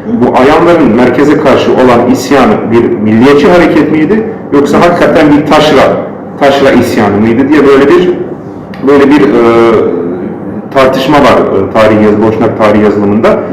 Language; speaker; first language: Turkish; non-native, fluent; Bosnian